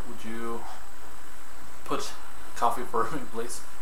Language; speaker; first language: English; non-native, fluent; Spanish